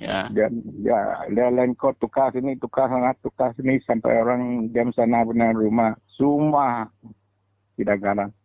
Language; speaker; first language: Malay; non-native, local second language; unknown